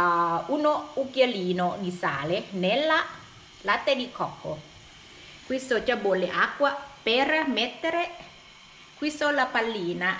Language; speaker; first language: Italian; non-native, learner; Thai